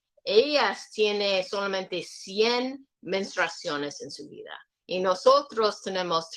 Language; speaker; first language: Spanish; non-native, learner; English